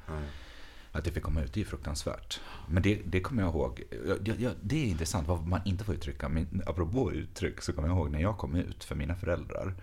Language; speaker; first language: Swedish; native; Swedish